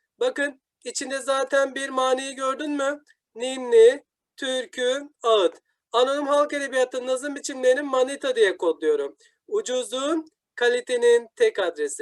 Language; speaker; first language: Turkish; native; Turkish